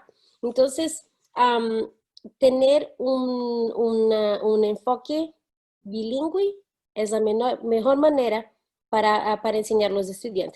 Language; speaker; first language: Spanish; non-native, fluent; English